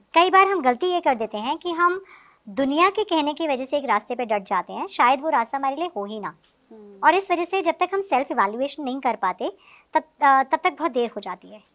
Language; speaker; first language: Hindi; native; Hindi